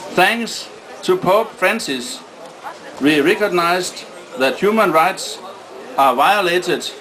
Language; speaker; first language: English; non-native, fluent; Danish